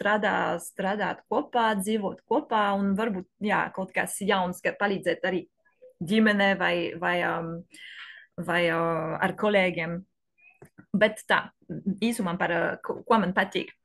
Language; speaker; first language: Latvian; non-native, learner; French